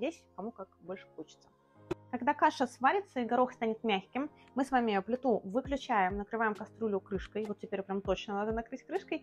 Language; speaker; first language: Russian; native; Russian